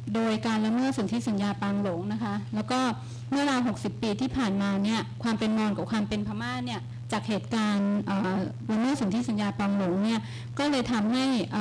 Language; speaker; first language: Thai; native; Thai